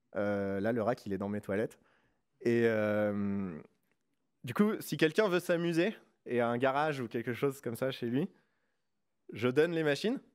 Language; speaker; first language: French; native; French